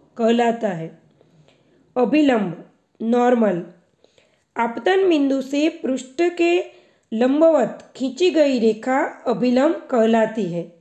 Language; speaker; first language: Hindi; non-native, local second language; Gujarati